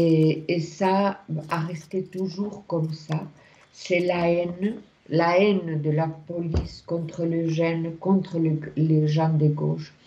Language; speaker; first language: French; non-native, fluent; Spanish